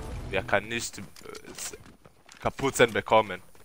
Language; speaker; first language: German; non-native, learner; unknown